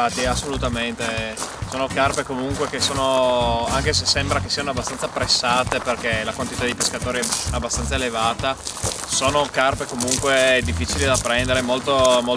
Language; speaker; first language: Italian; native; Italian